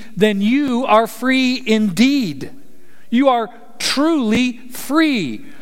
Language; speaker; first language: English; native; English